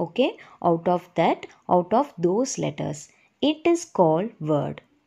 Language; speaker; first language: English; non-native, local second language; Tamil